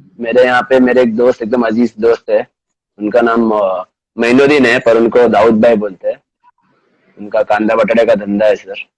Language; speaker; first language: Hindi; non-native, local second language; Marathi